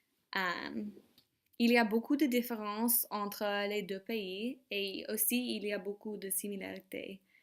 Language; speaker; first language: French; non-native, learner; English